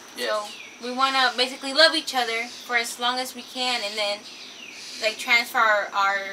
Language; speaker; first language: English; early bilingual, other home language; Spanish